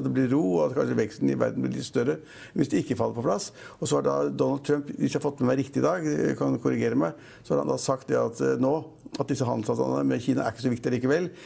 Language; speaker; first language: Norwegian; native; Norwegian